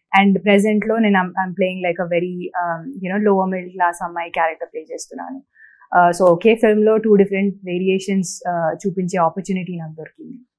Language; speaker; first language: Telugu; non-native, local second language; Hindi